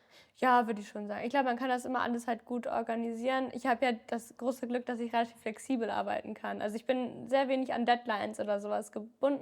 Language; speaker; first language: German; native; German